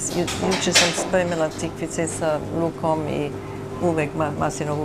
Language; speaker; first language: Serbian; early bilingual, heritage; Serbian